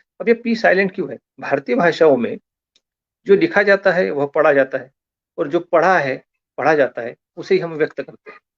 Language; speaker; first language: Hindi; non-native, local second language; Marathi